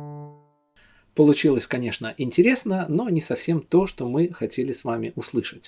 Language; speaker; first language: Russian; native; Russian